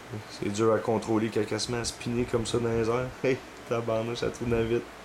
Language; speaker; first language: French; native; French